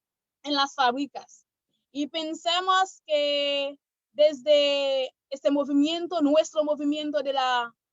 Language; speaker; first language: Spanish; non-native, learner; Haitian Creole